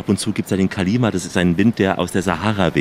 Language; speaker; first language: German; native; German